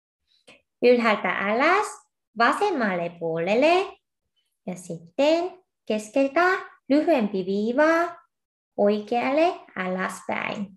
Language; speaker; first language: Finnish; non-native, fluent; Korean